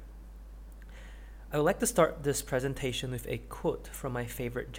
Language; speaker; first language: English; non-native, local second language; Chinese